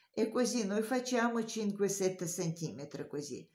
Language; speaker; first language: Italian; non-native, learner; Romanian